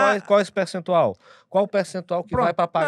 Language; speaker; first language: Portuguese; native; Portuguese